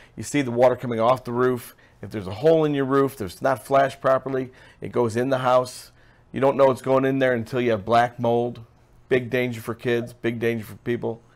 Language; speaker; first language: English; native; English